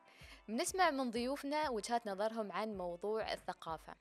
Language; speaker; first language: Arabic; native; Arabic